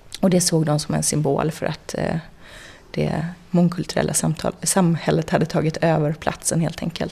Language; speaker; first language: Swedish; native; Swedish